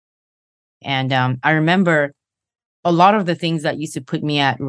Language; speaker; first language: English; non-native, local second language; Igbo